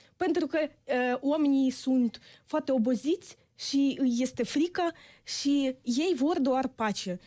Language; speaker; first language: Romanian; non-native, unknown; Ukrainian